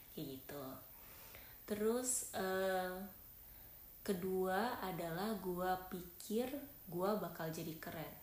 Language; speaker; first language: Indonesian; native; Indonesian